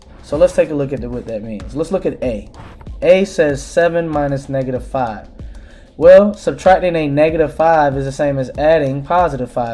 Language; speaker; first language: English; native; English